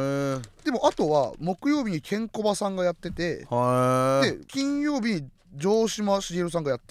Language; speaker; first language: Japanese; native; Japanese